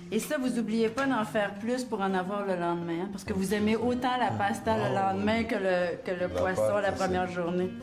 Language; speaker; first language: French; native; French